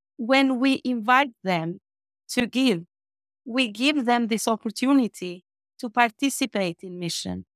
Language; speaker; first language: English; non-native, fluent; Albanian